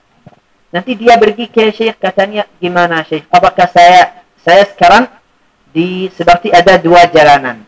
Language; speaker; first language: Indonesian; non-native, fluent; Arabic